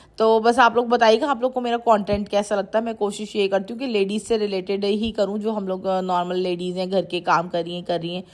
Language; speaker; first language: Urdu; native; Urdu